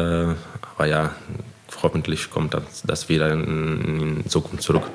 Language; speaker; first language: German; non-native, fluent; Croatian